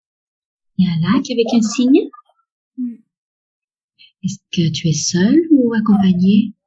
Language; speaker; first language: French; native; French